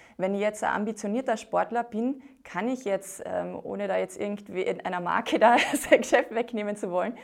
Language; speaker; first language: German; native; German